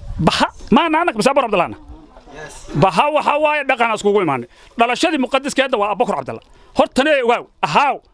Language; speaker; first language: Somali; native; Somali